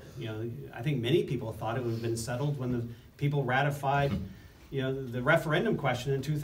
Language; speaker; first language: English; native; English